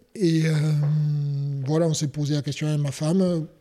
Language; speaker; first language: French; native; French